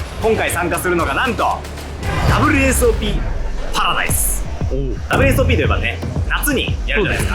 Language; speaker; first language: Japanese; native; Japanese